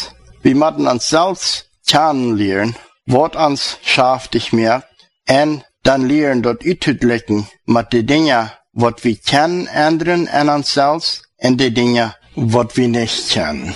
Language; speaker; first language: German; non-native, learner; Plautdietsch